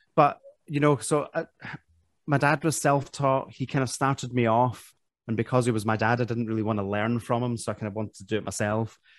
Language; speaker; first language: English; native; English